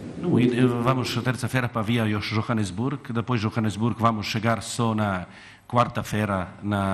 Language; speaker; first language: Portuguese; non-native, fluent; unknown